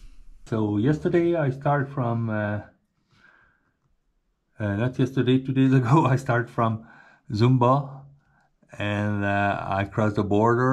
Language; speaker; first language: English; non-native, learner; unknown